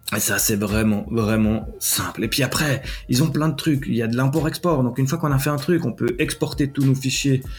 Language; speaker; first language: French; native; French